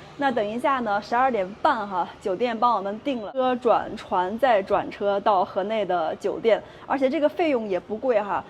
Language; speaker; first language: Chinese; native; Chinese